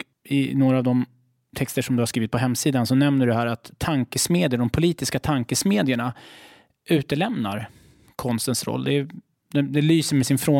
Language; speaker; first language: Swedish; native; Swedish